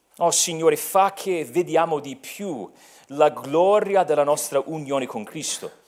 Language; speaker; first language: Italian; non-native, fluent; English